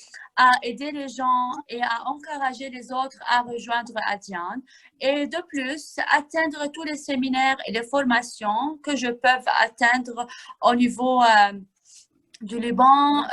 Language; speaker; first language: French; non-native, fluent; Arabic